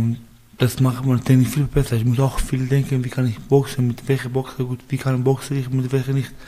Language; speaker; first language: German; non-native, learner; Persian